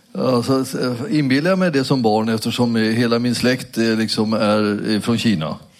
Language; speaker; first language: Swedish; native; Swedish